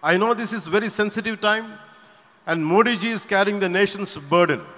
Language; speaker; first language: English; non-native, local second language; Telugu